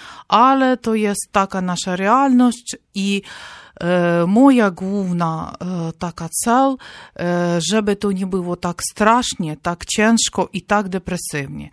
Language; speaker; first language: Polish; non-native, fluent; Ukrainian